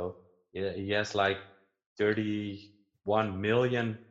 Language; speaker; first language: English; non-native, fluent; Dutch